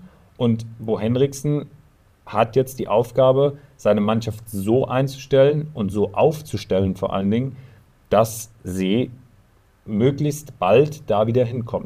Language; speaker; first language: German; native; German